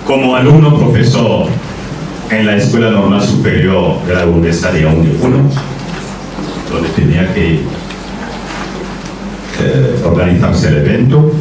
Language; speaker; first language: Spanish; non-native, fluent; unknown